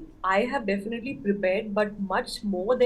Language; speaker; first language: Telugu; non-native, learner; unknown